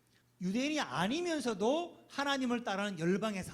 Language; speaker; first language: Korean; native; Korean